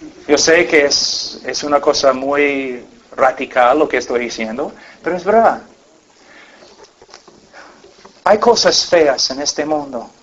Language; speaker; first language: Spanish; non-native, fluent; English